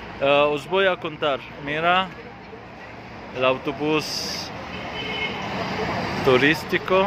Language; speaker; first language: Spanish; non-native, fluent; Arabic